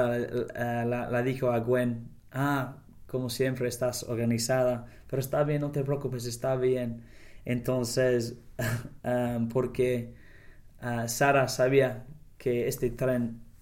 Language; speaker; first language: Spanish; non-native, learner; English